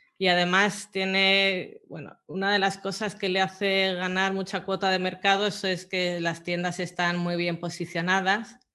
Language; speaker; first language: Spanish; native; Spanish